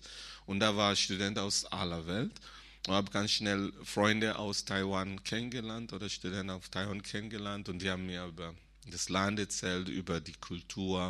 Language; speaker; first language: German; non-native, fluent; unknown